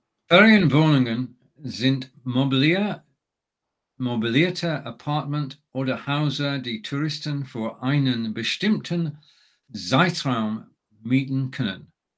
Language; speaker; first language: German; non-native, learner; English